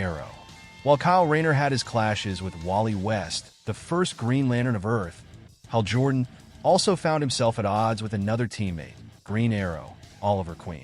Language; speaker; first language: English; native; English